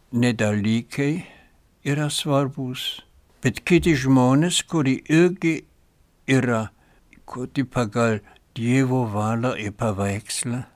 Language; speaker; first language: Lithuanian; non-native, fluent; German